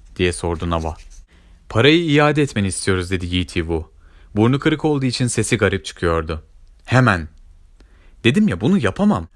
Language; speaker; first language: Turkish; native; Turkish